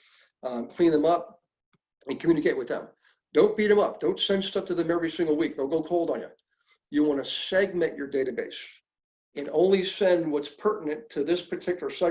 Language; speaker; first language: English; native; English